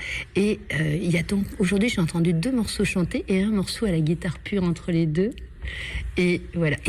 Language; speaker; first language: French; native; French